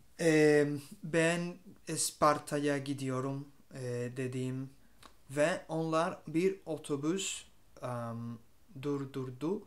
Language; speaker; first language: Turkish; non-native, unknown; Spanish